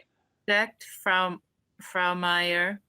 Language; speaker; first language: German; non-native, learner; English